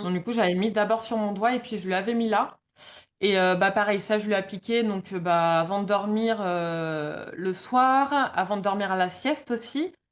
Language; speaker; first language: French; native; French